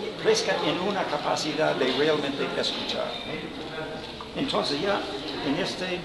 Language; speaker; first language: Spanish; non-native, fluent; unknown